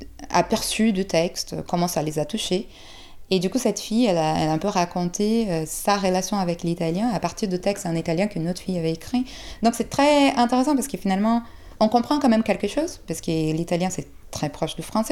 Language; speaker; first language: French; non-native, fluent; Portuguese